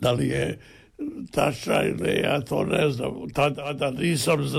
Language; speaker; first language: Serbian; native; Serbian